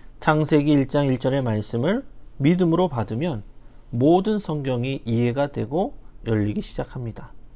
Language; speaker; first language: Korean; native; Korean